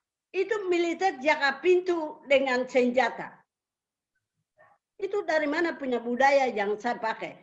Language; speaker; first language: Indonesian; non-native, local second language; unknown